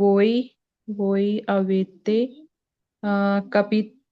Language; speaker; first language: Italian; non-native, learner; Punjabi